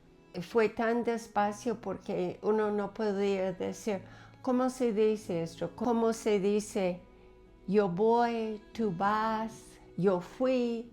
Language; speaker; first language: Spanish; non-native, fluent; English